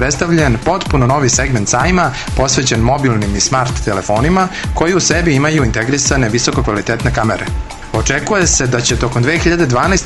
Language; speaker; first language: Serbian; native; Serbian